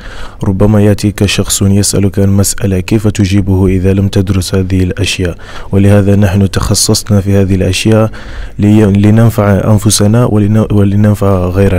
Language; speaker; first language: Arabic; non-native, fluent; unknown